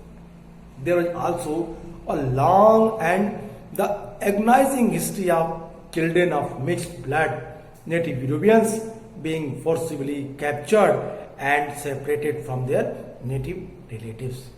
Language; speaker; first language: English; non-native, local second language; Hindi